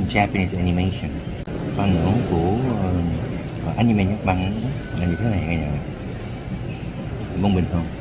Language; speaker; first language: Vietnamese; non-native, learner; Korean